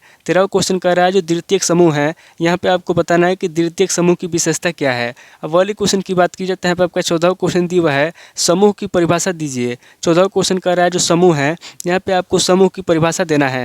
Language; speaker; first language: Hindi; native; Hindi